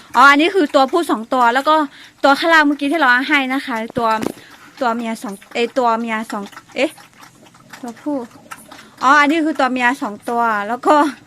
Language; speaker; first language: Thai; non-native, local second language; S'gaw Karen